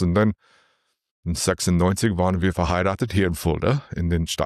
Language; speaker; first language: German; non-native, learner; English